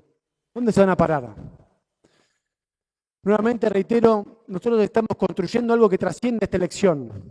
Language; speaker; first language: Spanish; native; Spanish